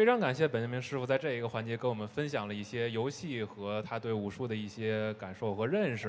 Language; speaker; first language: Chinese; native; Chinese